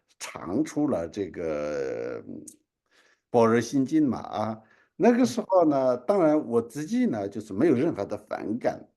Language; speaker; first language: Chinese; non-native, local second language; Tibetan